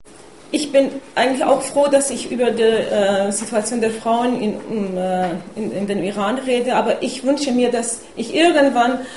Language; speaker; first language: German; non-native, fluent; Persian